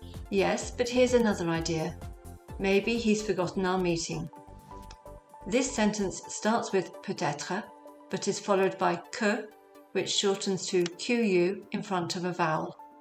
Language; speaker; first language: English; native; English